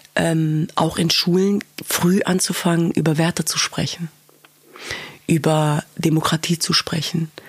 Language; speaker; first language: German; early bilingual, other home language; Kurdish